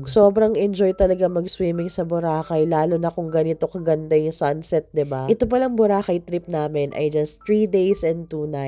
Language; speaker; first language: Filipino; native; Filipino